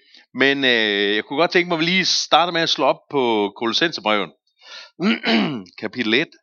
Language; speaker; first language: Danish; native; Danish